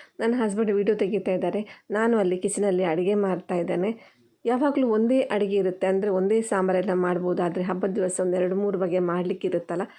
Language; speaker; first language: Kannada; non-native, local second language; Tulu